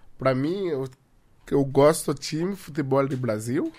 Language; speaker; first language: Portuguese; non-native, learner; Haitian Creole